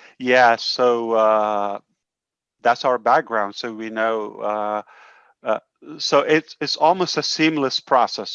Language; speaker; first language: English; non-native, fluent; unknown